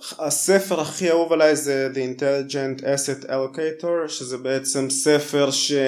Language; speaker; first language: Hebrew; early bilingual, other home language; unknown